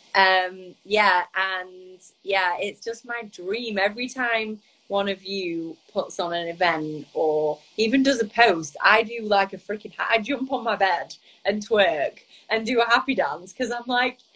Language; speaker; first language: English; native; English